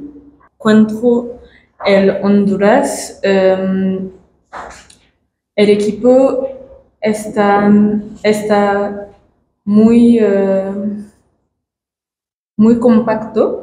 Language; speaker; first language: Spanish; non-native, learner; French